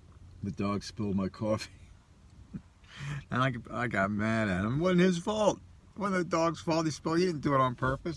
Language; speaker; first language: English; native; English